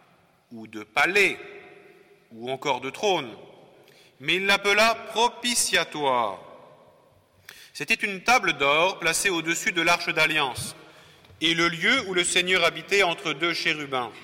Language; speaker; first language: French; native; French